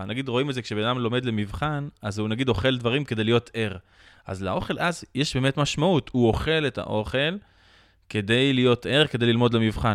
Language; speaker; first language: Hebrew; native; Hebrew